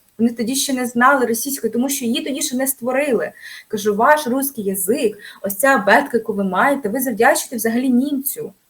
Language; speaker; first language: Ukrainian; native; Ukrainian